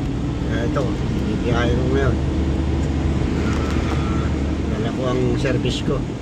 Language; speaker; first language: Filipino; native; Filipino